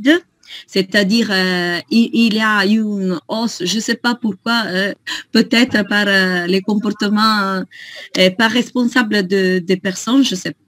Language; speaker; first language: French; non-native, fluent; Italian